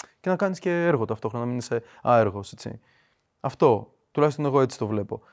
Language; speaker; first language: Greek; early bilingual, other home language; Russian